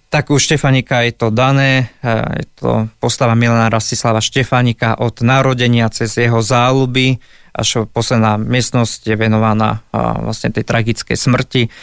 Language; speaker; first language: Slovak; native; Slovak